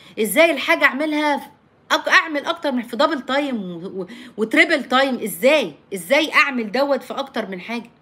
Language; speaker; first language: Arabic; native; Arabic